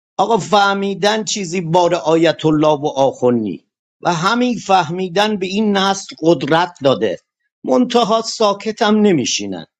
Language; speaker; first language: Persian; non-native, local second language; Kurdish